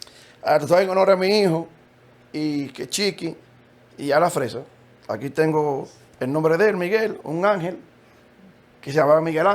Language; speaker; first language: Spanish; native; Spanish